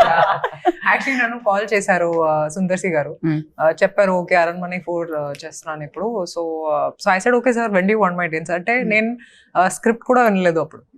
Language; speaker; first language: Telugu; non-native, local second language; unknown